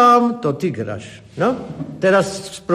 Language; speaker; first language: Polish; non-native, learner; Armenian